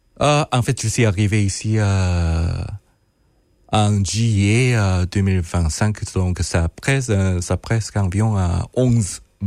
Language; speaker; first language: French; non-native, fluent; Korean